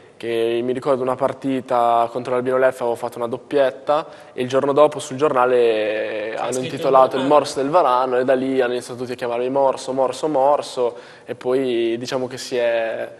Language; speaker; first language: Italian; native; Italian